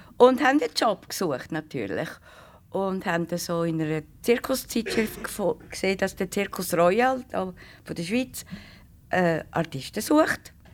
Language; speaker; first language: German; native; German